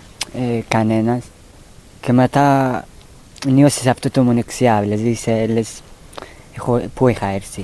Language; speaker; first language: Greek; non-native, learner; Persian